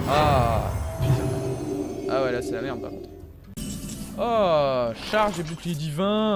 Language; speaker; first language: French; native; French